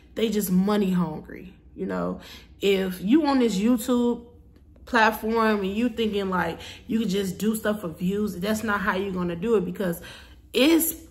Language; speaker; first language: English; native; English